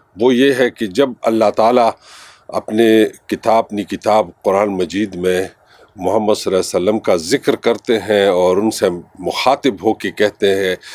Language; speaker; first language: Urdu; non-native, local second language; Pashto